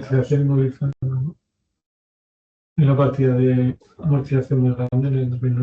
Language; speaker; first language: Spanish; native; Spanish